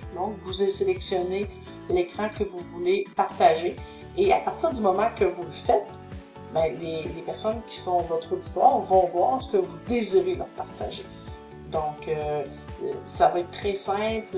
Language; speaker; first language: French; native; French